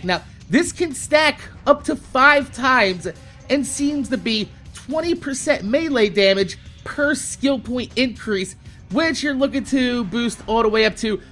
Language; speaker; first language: English; native; English